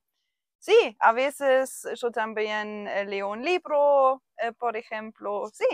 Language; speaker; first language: Spanish; non-native, fluent; German